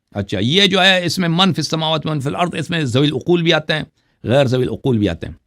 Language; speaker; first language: Urdu; non-native, fluent; Persian